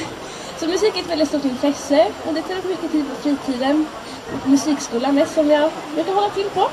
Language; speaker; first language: Swedish; native; Swedish